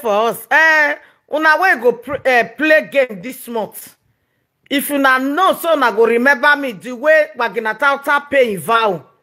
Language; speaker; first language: Nigerian Pidgin; non-native, local second language; Yoruba